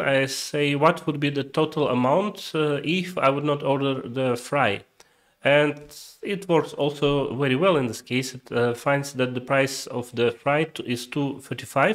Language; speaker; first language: English; non-native, fluent; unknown